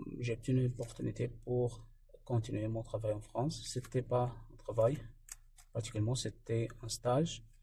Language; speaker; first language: French; non-native, fluent; Arabic